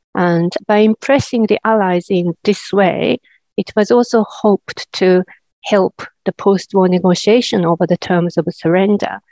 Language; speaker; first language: English; non-native, fluent; Japanese